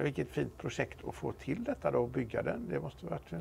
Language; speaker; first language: Swedish; native; Swedish